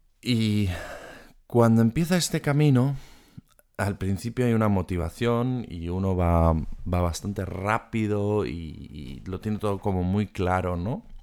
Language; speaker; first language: Spanish; non-native, fluent; German